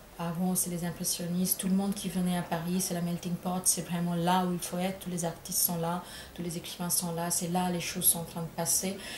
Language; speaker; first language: French; non-native, fluent; Bangla